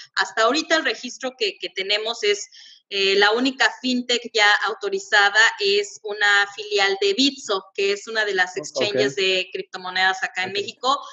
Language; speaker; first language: Spanish; native; Spanish